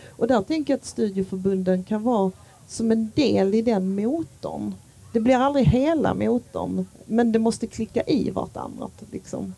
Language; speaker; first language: Swedish; native; Swedish